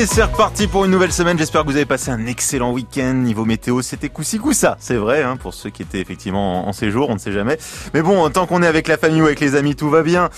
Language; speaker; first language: French; native; French